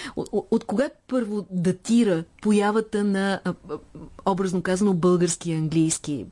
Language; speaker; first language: Bulgarian; native; Bulgarian